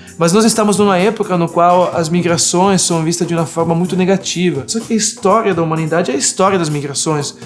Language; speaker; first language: Portuguese; non-native, fluent; Italian